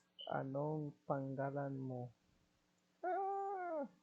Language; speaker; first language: Filipino; non-native, learner; Spanish